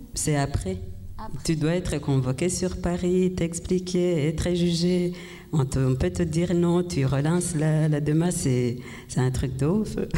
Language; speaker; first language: French; non-native, local second language; Kinyarwanda